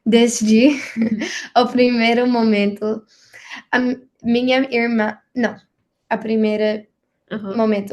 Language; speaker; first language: Portuguese; non-native, learner; English